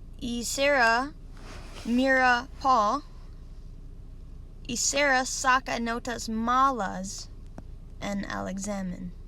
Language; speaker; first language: Spanish; non-native, learner; English